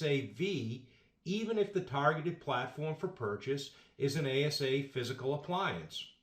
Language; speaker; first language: English; native; English